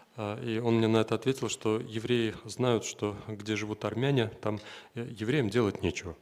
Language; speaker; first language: Russian; native; Russian